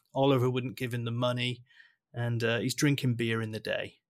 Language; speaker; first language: English; early bilingual, other home language; German